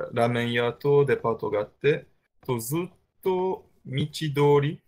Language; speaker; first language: Japanese; non-native, learner; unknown